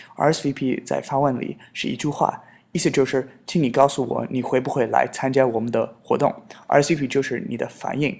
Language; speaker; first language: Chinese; non-native, fluent; English